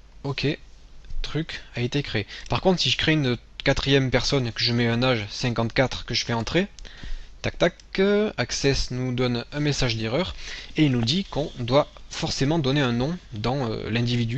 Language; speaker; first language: French; native; French